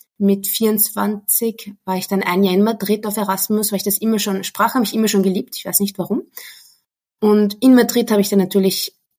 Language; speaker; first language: German; native; German